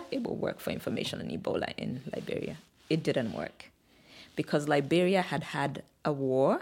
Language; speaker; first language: English; non-native, local second language; Bemba